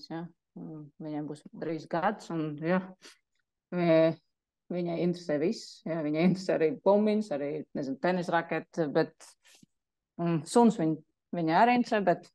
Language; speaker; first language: Latvian; non-native, local second language; Russian